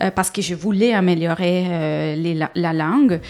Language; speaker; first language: French; non-native, fluent; Spanish